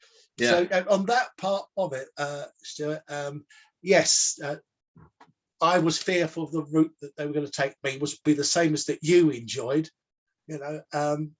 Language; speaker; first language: English; native; English